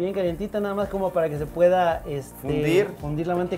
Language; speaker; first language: Spanish; native; Spanish